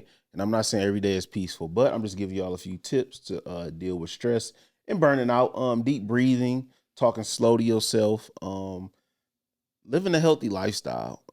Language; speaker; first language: English; native; English